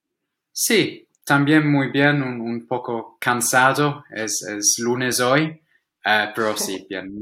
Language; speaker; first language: Spanish; non-native, fluent; English